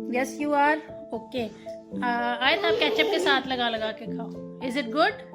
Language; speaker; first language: Urdu; non-native, local second language; Punjabi